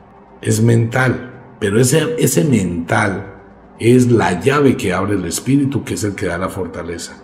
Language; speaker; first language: Spanish; native; Spanish